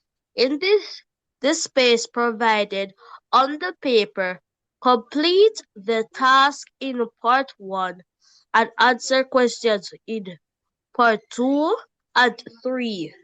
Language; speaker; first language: English; native; English